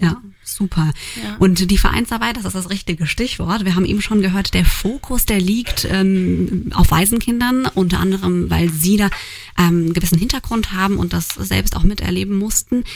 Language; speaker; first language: German; native; German